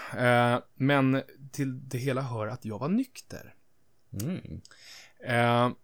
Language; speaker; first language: Swedish; native; Swedish